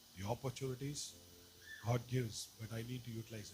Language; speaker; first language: English; non-native, local second language; Tamil